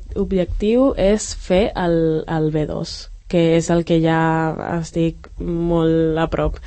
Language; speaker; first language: Catalan; non-native, local second language; Spanish